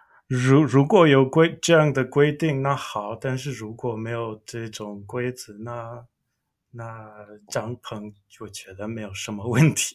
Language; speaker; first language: Chinese; non-native, learner; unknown